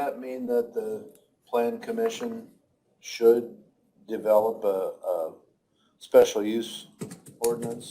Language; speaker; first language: English; native; English